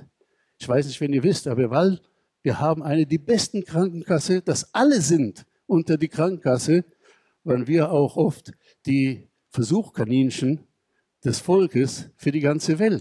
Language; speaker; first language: German; non-native, fluent; Hebrew